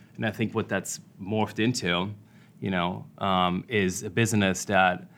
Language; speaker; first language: English; non-native, fluent; German